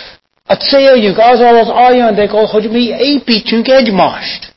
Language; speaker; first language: Hungarian; non-native, fluent; English